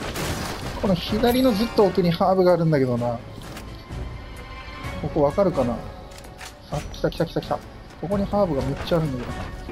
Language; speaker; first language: Japanese; native; Japanese